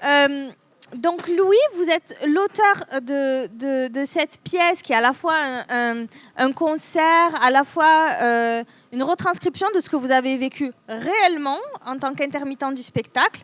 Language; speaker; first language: French; native; French